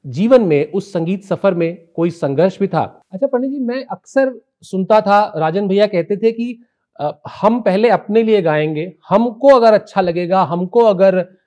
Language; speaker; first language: Hindi; native; Hindi